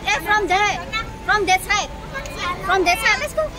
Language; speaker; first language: English; non-native, learner; Indonesian